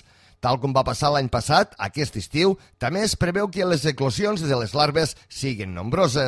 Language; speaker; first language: Catalan; native; Catalan